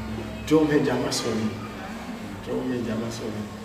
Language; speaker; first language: Spanish; non-native, learner; Haitian Creole